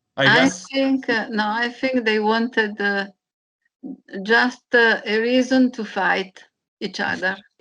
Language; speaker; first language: English; non-native, learner; Italian